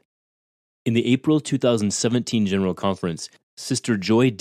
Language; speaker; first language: English; native; English